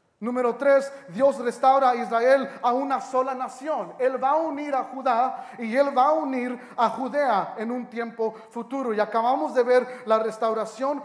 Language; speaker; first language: Spanish; early bilingual, heritage; Spanish